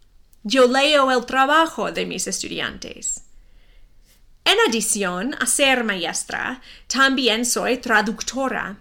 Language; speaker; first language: Spanish; non-native, fluent; English